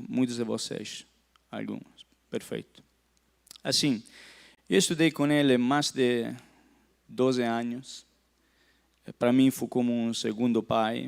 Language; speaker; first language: Portuguese; non-native, fluent; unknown